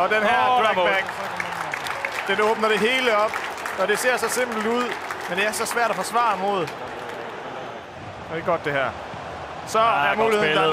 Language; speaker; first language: Danish; native; Danish